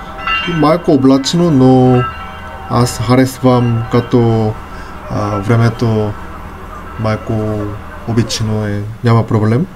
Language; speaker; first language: Bulgarian; non-native, learner; Korean